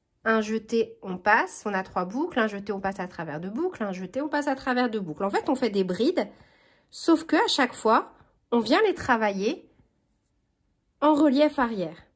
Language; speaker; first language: French; native; French